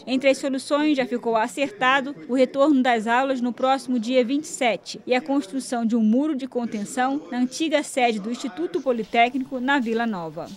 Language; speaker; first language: Portuguese; native; Portuguese